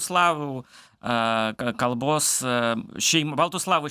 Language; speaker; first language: Lithuanian; non-native, learner; Belarusian